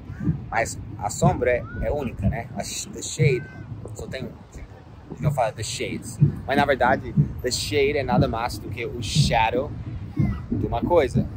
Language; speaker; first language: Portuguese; non-native, fluent; English